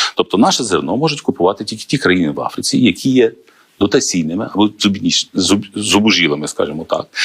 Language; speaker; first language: Ukrainian; native; Ukrainian